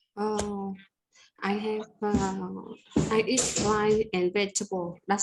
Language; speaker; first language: English; non-native, learner; Vietnamese